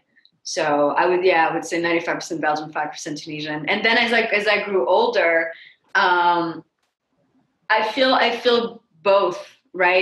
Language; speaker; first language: English; non-native, fluent; French